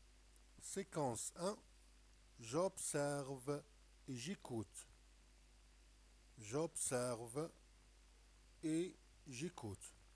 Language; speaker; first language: French; non-native, local second language; Arabic